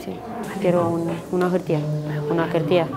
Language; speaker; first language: Spanish; non-native, learner; Romanian